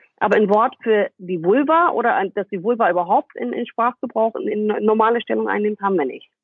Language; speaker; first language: German; non-native, fluent; English